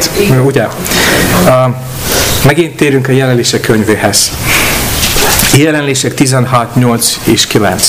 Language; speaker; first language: Hungarian; non-native, fluent; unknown